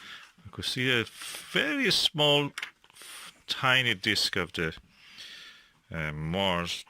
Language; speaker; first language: English; non-native, fluent; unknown